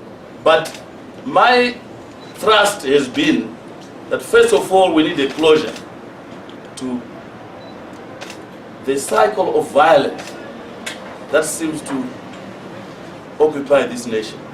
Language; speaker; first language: English; non-native, local second language; Shona